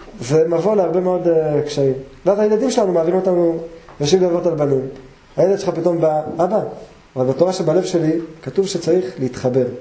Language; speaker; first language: Hebrew; native; Hebrew